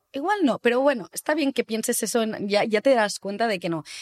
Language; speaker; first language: Spanish; native; Spanish